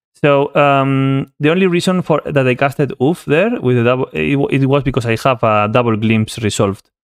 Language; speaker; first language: English; non-native, fluent; Spanish